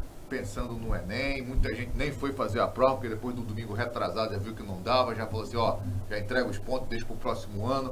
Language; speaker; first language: Portuguese; native; Portuguese